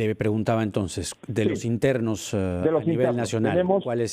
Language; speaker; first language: Spanish; native; Spanish